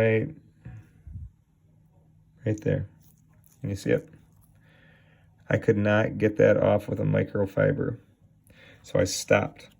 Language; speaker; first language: English; native; English